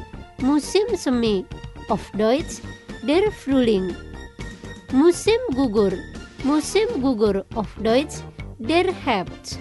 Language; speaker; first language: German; non-native, fluent; Indonesian